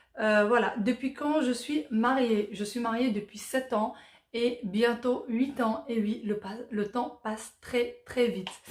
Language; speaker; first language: French; early bilingual, other home language; Arabic